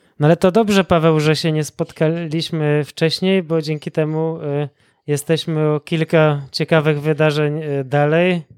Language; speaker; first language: Polish; native; Polish